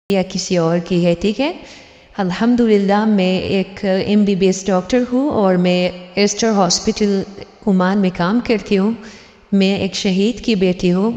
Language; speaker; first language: Urdu; early bilingual, heritage; Urdu